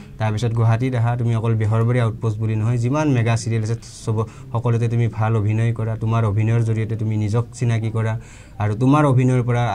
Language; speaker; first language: Assamese; native; Assamese